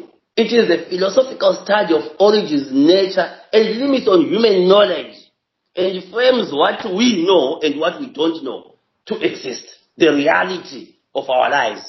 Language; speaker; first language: English; non-native, local second language; Shona